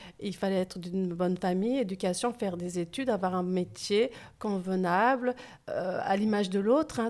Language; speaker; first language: French; early bilingual, other home language; Turkish